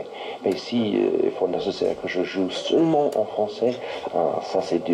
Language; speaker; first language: French; non-native, learner; English